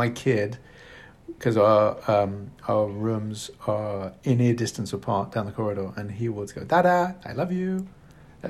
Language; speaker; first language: English; native; English